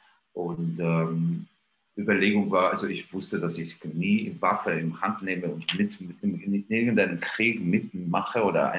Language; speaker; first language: German; non-native, fluent; Georgian